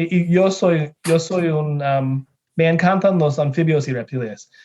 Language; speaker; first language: Spanish; non-native, fluent; English